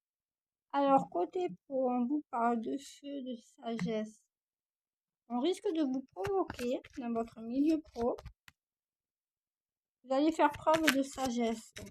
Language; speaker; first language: French; native; French